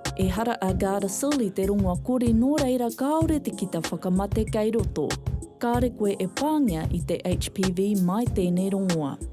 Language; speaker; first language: Māori; native; Māori